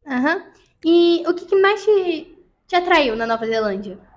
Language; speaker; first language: Portuguese; native; Portuguese